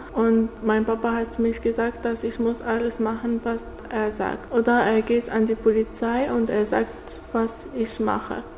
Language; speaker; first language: German; non-native, learner; Arabic